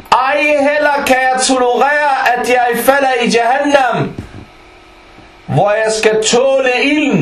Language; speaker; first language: Danish; early bilingual, other home language; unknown